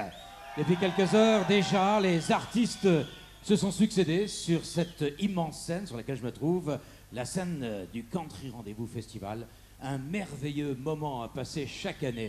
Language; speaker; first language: French; native; French